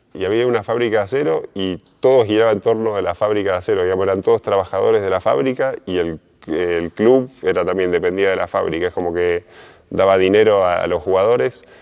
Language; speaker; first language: Spanish; native; Spanish